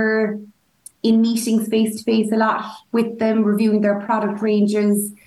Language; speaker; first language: English; native; English